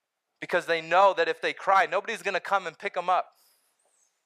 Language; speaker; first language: English; native; English